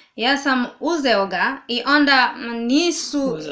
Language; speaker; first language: Serbian; non-native, learner; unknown